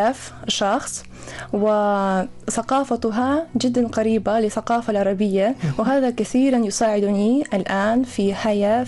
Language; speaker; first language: Arabic; non-native, fluent; Russian